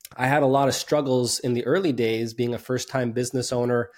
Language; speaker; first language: English; native; English